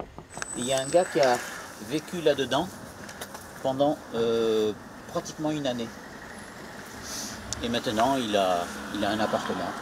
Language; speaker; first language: French; native; French